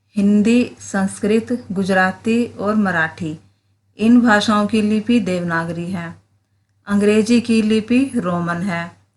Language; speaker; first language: Hindi; native; Hindi